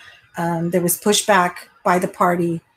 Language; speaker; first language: English; native; English